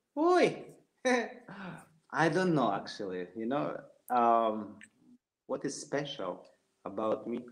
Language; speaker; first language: English; non-native, fluent; Russian